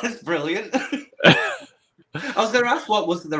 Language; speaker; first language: English; native; English